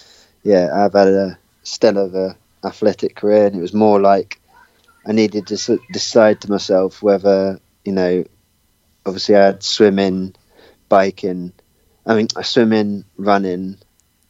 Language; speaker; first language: English; native; English